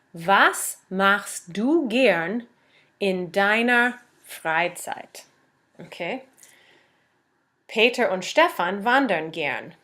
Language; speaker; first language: German; non-native, fluent; English